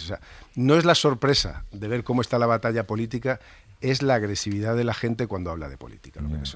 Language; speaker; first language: Spanish; native; Spanish